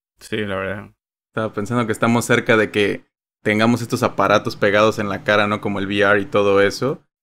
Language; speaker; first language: Spanish; native; Spanish